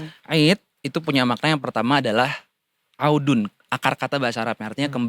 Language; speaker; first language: Indonesian; native; Indonesian